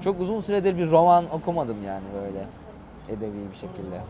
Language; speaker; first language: Turkish; native; Turkish